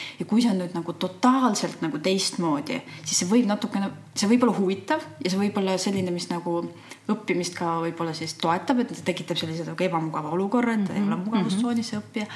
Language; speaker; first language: Estonian; native; Estonian